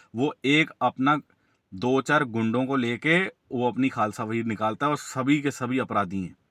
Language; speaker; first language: Hindi; non-native, local second language; Punjabi